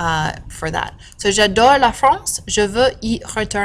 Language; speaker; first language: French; non-native, fluent; English